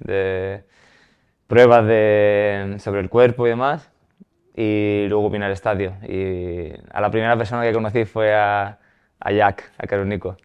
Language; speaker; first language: Spanish; native; Spanish